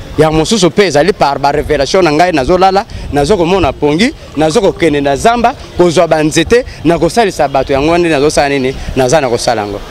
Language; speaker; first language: Lingala; native; Lingala